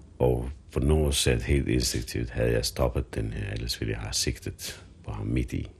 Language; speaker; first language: Danish; non-native, fluent; Finnish